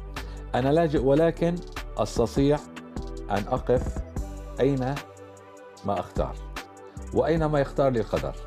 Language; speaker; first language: Arabic; native; Arabic